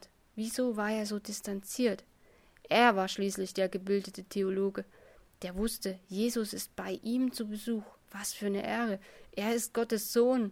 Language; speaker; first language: German; native; German